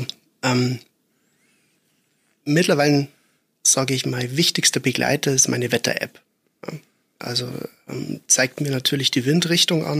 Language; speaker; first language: German; native; German